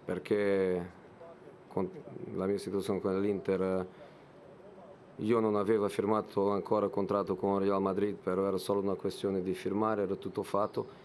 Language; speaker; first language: Italian; non-native, fluent; Portuguese